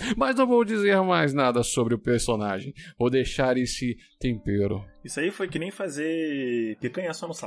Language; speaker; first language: Portuguese; native; Portuguese